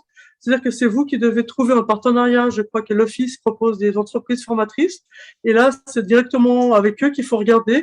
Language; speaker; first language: French; native; French